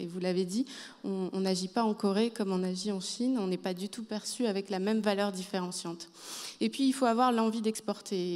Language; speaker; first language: French; native; French